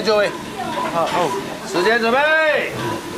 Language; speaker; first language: Chinese; native; Chinese